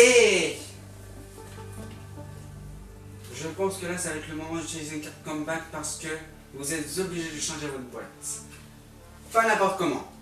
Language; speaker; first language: French; native; French